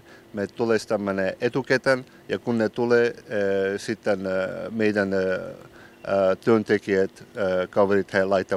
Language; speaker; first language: Finnish; non-native, learner; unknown